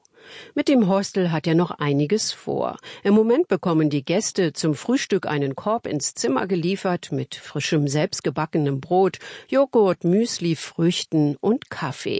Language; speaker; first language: German; native; German